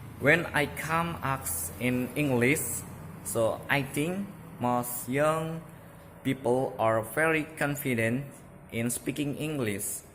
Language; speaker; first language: English; non-native, learner; Indonesian